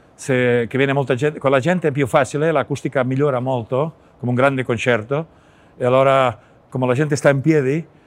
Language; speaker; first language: Italian; non-native, learner; Catalan